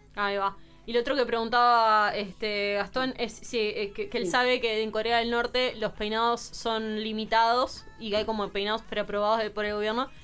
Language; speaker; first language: Spanish; native; Spanish